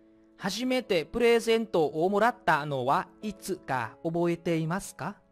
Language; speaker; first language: Japanese; non-native, fluent; Vietnamese